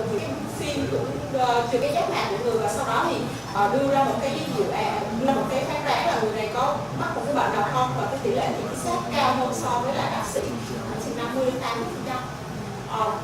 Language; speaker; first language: Vietnamese; native; Vietnamese